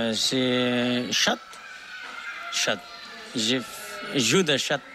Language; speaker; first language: French; non-native, learner; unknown